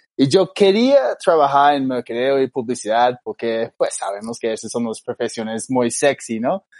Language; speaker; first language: Spanish; non-native, fluent; English